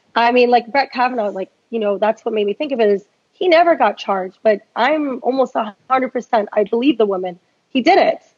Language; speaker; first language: English; native; English